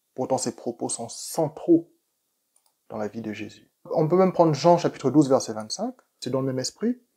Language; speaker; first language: French; native; French